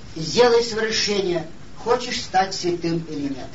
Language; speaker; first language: Polish; non-native, learner; Russian